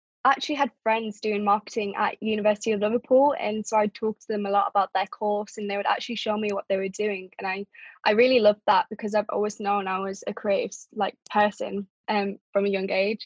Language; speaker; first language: English; native; English